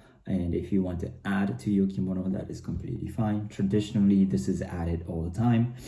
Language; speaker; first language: English; non-native, fluent; Japanese